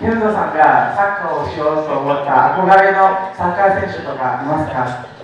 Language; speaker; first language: Japanese; non-native, fluent; Indonesian